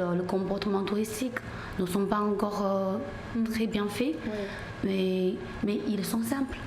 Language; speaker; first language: French; non-native, learner; Chinese